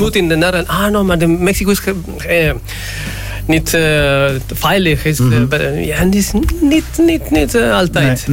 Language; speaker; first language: Dutch; non-native, learner; Spanish